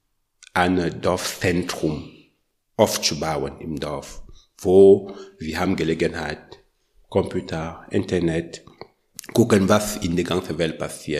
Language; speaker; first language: German; non-native, learner; French